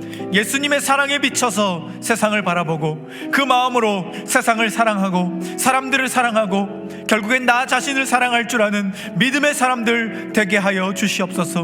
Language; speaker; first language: Korean; native; Korean